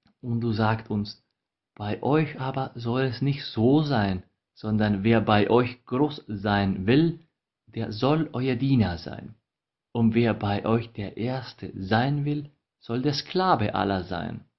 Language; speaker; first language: German; non-native, fluent; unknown